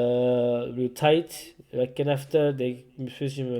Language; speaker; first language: Swedish; non-native, learner; Urdu